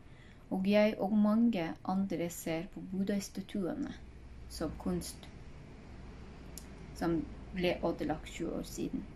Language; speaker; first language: Norwegian; non-native, fluent; Hazaragi